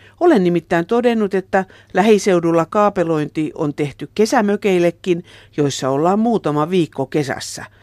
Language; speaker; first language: Finnish; native; Finnish